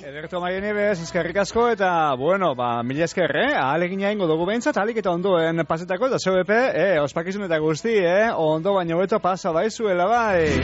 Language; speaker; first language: Basque; native; Basque